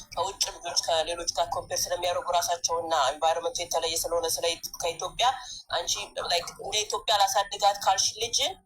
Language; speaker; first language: Amharic; early bilingual, heritage; Amharic